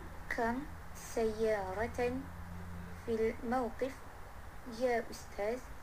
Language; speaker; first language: Arabic; non-native, learner; Malay